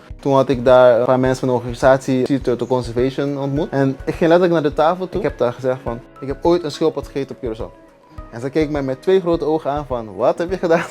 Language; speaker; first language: Dutch; non-native, local second language; Papiamento